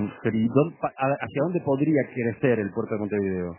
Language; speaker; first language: Spanish; native; Spanish